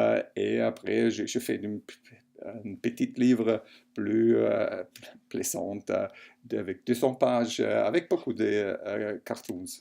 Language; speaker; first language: French; non-native, fluent; German